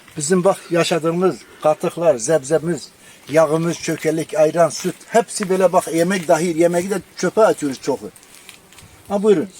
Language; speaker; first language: Turkish; native; Turkish